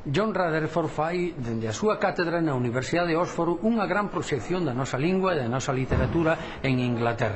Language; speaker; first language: Galician; native; Galician